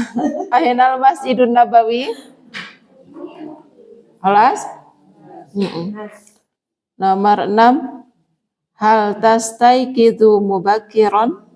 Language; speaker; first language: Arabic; non-native, fluent; Indonesian